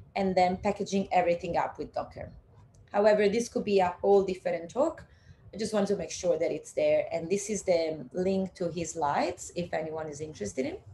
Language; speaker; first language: English; non-native, fluent; Italian